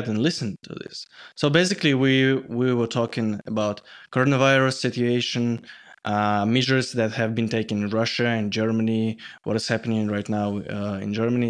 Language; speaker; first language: English; non-native, fluent; Russian